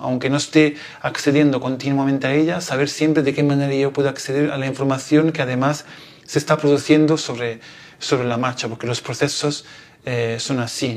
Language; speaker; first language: Spanish; non-native, fluent; Italian